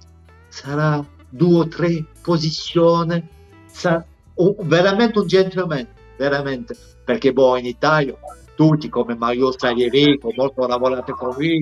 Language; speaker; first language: Italian; non-native, fluent; French